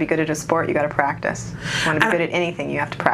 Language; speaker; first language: English; native; English